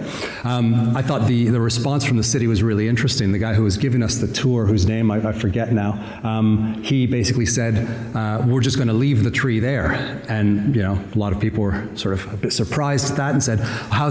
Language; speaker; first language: English; native; English